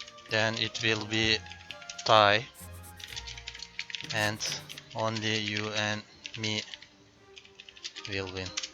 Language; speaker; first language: English; non-native, learner; Turkish